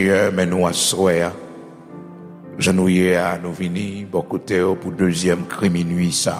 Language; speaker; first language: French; non-native, local second language; Haitian Creole